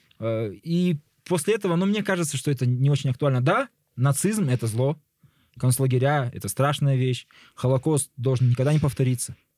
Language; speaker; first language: Russian; native; Russian